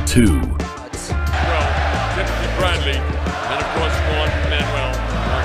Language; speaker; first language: English; native; English